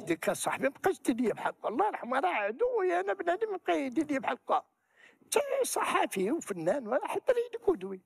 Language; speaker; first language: Arabic; native; Arabic